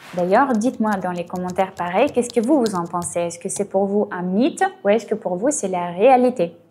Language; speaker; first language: French; non-native, fluent; Russian